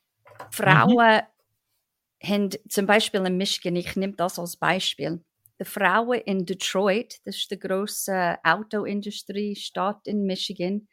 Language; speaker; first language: German; non-native, fluent; English